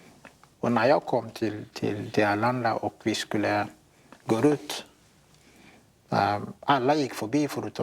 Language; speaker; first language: Swedish; non-native, fluent; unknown